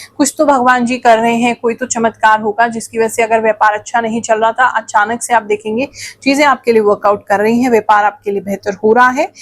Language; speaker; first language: Hindi; native; Hindi